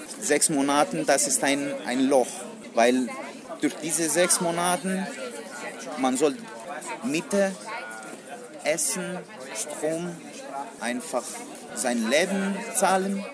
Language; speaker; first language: German; non-native, learner; Greek